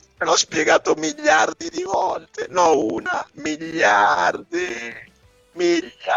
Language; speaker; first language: Italian; native; Italian